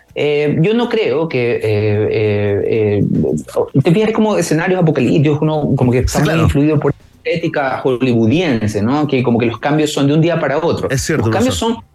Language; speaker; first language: Spanish; native; Spanish